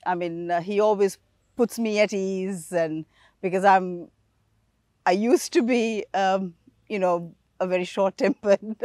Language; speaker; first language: English; non-native, local second language; Sinhala